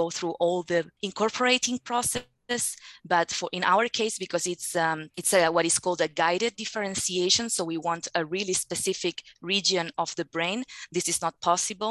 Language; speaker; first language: English; non-native, fluent; Spanish